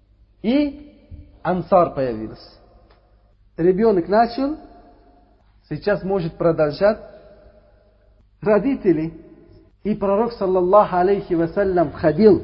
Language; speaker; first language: Russian; non-native, learner; Uzbek